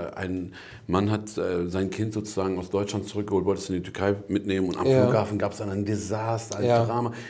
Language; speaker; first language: German; native; German